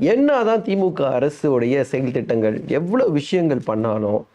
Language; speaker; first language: Tamil; native; Tamil